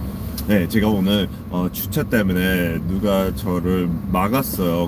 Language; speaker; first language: Korean; non-native, fluent; English